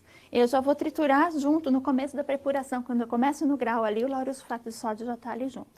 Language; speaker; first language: Portuguese; native; Portuguese